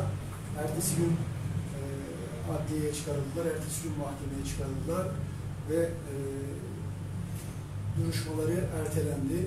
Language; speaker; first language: Turkish; native; Turkish